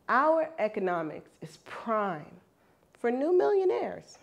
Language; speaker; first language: English; non-native, fluent; German